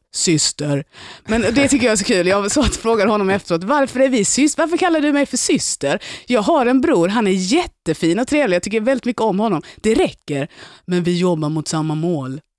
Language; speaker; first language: Swedish; native; Swedish